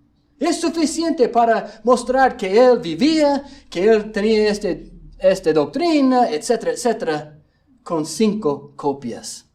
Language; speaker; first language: Spanish; non-native, fluent; English